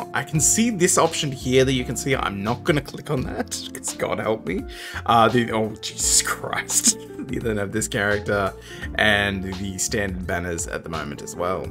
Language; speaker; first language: English; native; English